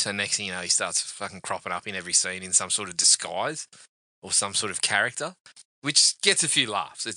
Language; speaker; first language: English; native; English